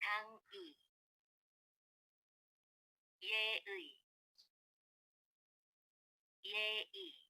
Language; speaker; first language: Korean; non-native, fluent; Urdu